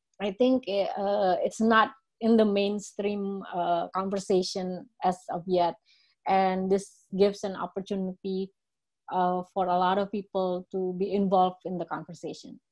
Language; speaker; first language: English; non-native, fluent; Indonesian